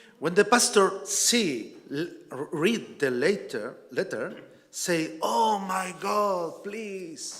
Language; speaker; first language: English; non-native, learner; Spanish